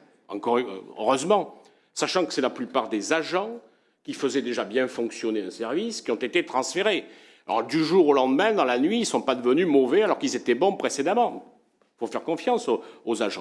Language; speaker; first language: French; native; French